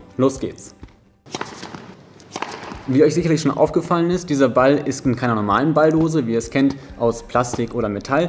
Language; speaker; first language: German; native; German